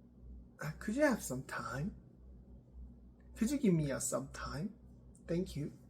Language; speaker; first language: English; non-native, learner; Korean